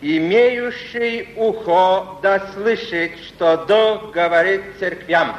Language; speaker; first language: Russian; non-native, fluent; Polish